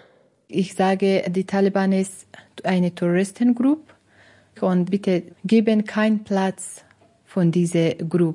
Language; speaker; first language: German; non-native, learner; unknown